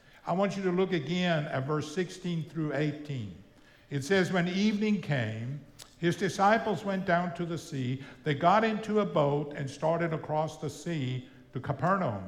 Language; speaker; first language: English; non-native, fluent; German